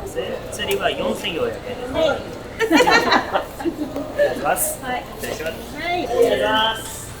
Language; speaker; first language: Japanese; non-native, learner; English